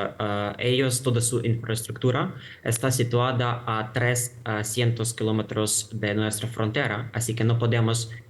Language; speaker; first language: Spanish; non-native, fluent; Ukrainian